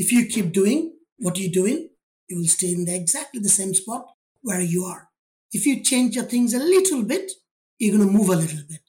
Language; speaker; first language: English; non-native, local second language; Bangla